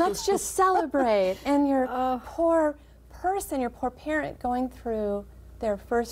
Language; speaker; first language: English; native; English